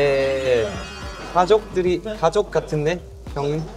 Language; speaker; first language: Korean; non-native, learner; Thai